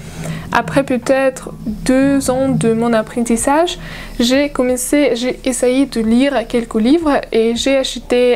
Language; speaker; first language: French; non-native, fluent; Russian